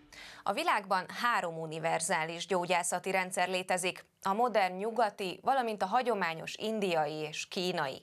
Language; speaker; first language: Hungarian; native; Hungarian